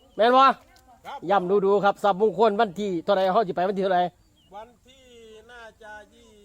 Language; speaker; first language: Thai; native; Thai